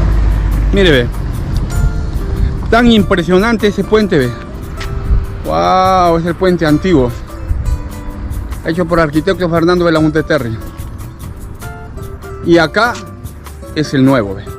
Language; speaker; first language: Spanish; native; Spanish